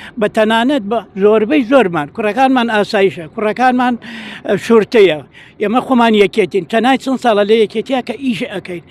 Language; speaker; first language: Central Kurdish; native; Central Kurdish